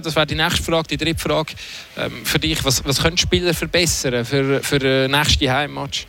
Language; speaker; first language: German; native; German